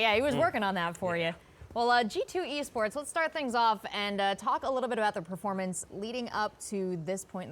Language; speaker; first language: English; native; English